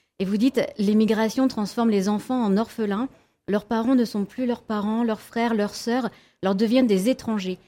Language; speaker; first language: French; native; French